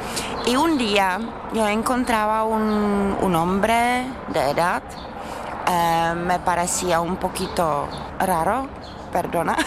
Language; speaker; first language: Spanish; non-native, fluent; Czech